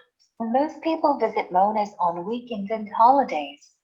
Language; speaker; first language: English; non-native, learner; Indonesian